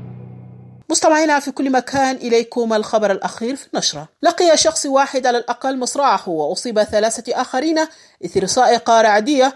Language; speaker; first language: Arabic; native; Arabic